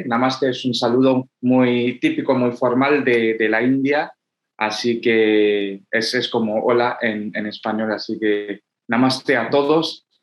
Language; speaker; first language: Spanish; non-native, fluent; Hindi